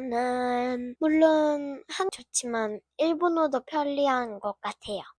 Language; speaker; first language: Korean; early bilingual, heritage; Korean